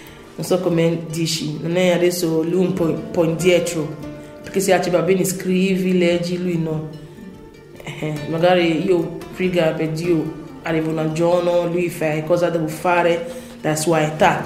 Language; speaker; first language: Italian; non-native, learner; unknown